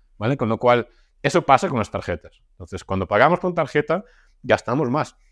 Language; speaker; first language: Spanish; non-native, fluent; Russian